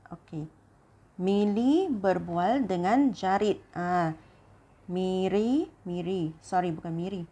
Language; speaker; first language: Malay; non-native, local second language; Chinese